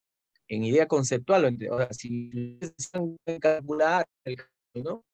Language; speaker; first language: Spanish; native; Spanish